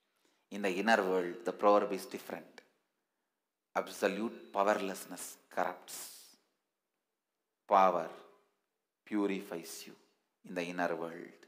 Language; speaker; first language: English; non-native, local second language; Tamil